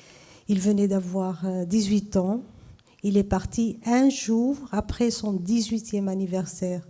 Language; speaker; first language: French; non-native, fluent; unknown